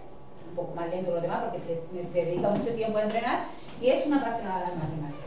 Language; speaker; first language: Spanish; native; Spanish